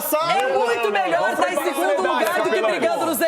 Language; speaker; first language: Portuguese; native; Portuguese